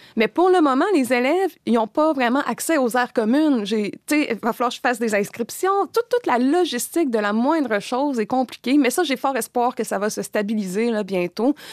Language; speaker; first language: French; native; French